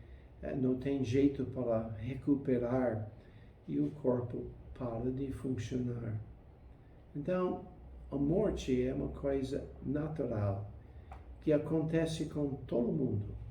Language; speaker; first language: Portuguese; non-native, fluent; English